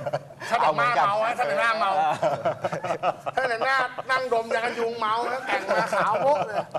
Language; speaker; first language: Thai; native; Thai